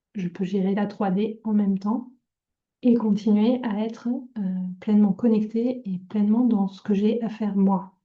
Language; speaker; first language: French; native; French